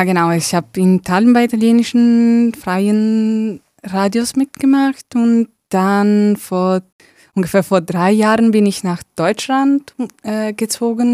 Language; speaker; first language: German; non-native, fluent; Italian